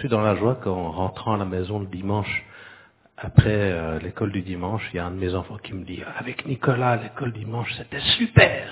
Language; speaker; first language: French; native; French